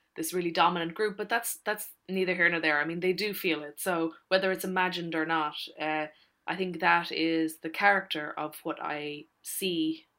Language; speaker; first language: English; native; English